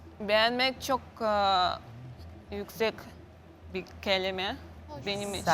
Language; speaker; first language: Turkish; non-native, learner; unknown